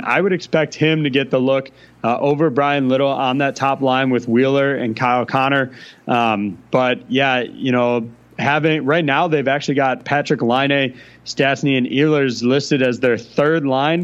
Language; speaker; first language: English; native; English